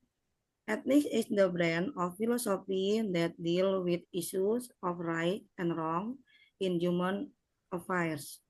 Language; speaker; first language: English; non-native, learner; Indonesian